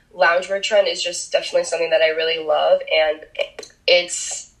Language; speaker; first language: English; early bilingual, other home language; Spanish